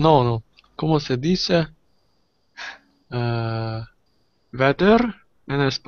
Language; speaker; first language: Spanish; non-native, learner; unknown